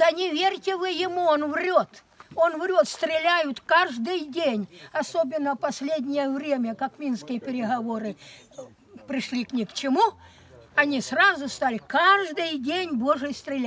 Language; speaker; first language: Russian; native; Russian